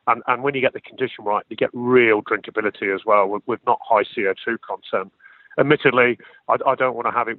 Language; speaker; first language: English; native; English